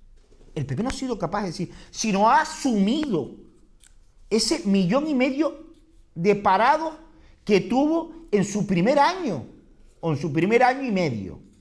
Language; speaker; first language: Spanish; native; Spanish